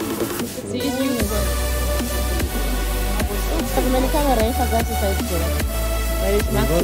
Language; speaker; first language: German; non-native, learner; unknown